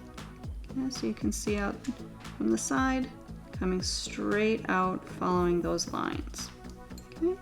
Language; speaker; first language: English; native; English